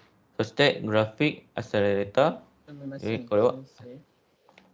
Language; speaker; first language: Japanese; non-native, fluent; Malay